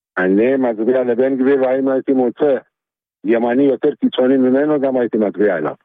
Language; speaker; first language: Hebrew; non-native, fluent; Persian